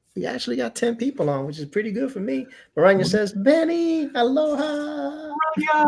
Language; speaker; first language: English; non-native, fluent; Spanish